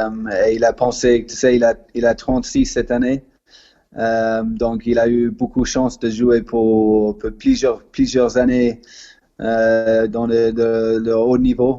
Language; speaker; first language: French; non-native, fluent; English